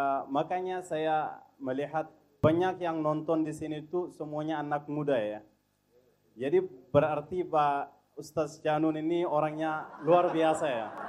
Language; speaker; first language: Indonesian; non-native, fluent; Arabic